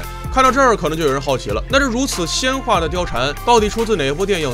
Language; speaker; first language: Chinese; native; Chinese